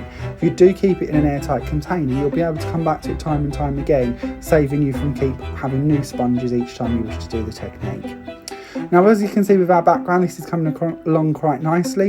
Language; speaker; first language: English; native; English